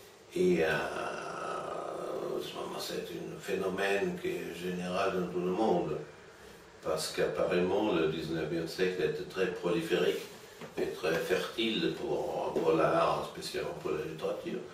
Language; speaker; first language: French; non-native, fluent; German